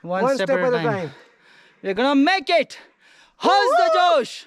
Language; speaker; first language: English; non-native, local second language; Kannada